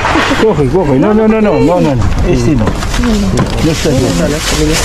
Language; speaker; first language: Spanish; non-native, learner; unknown